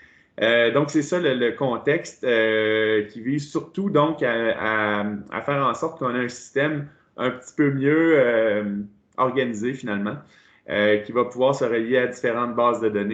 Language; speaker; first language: French; native; French